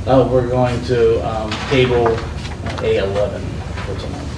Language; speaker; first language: English; native; English